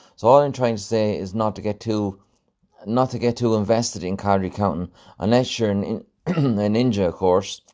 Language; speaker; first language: English; native; English